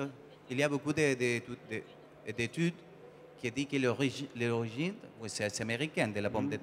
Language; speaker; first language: French; non-native, learner; Spanish